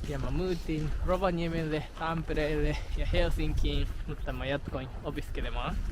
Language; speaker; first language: Finnish; non-native, learner; Japanese